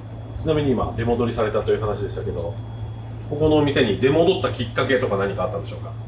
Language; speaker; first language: Japanese; native; Japanese